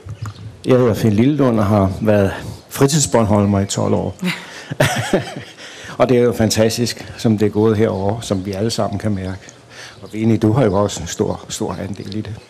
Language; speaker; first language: Danish; native; Danish